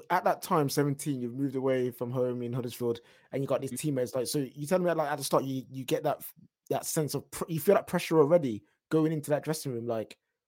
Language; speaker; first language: English; native; English